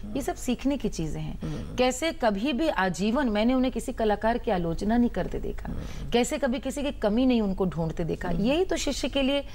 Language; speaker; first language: Hindi; native; Hindi